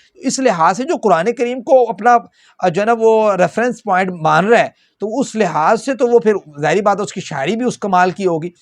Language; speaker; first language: Urdu; non-native, local second language; Punjabi